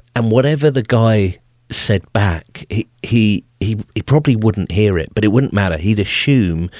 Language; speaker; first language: English; native; English